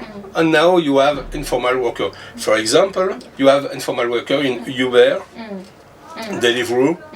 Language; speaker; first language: English; non-native, learner; French